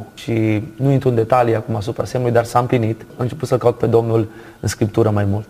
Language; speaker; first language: Romanian; native; Romanian